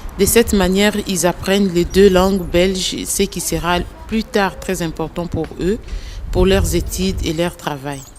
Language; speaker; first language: French; native; French